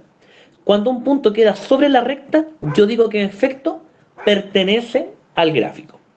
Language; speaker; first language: Spanish; native; Spanish